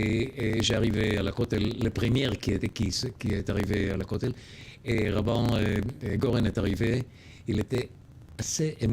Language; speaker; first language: French; non-native, learner; Hebrew